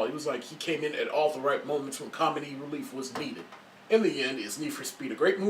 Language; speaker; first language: English; native; English